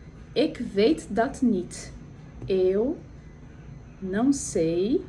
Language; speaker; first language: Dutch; non-native, fluent; Portuguese